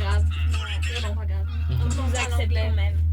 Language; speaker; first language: French; non-native, fluent; German